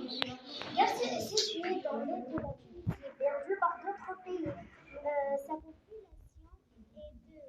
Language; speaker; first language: French; non-native, learner; Arabic